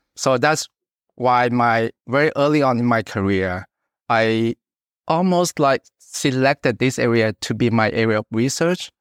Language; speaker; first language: English; non-native, fluent; Thai